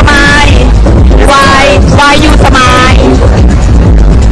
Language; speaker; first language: English; non-native, learner; Thai